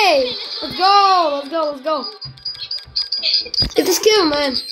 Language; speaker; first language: English; non-native, learner; Russian